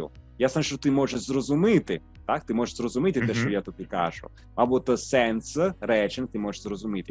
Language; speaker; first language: Ukrainian; non-native, fluent; Italian